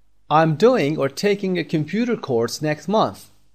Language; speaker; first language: English; non-native, fluent; Persian